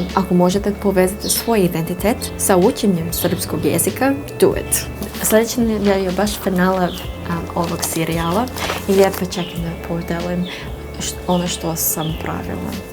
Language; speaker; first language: Serbian; non-native, learner; English